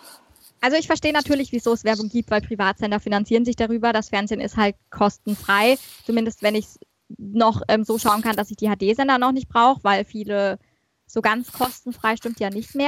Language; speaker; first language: German; native; German